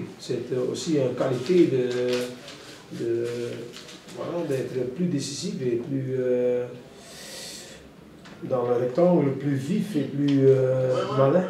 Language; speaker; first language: French; non-native, local second language; Dutch